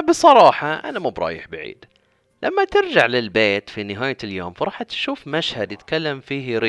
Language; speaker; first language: Arabic; native; Arabic